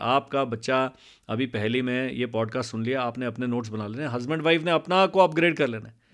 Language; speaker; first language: Hindi; non-native, local second language; Punjabi